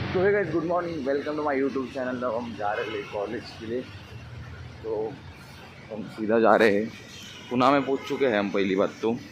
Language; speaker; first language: Hindi; non-native, local second language; Marathi